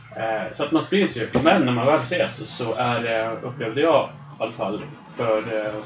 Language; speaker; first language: Swedish; native; Swedish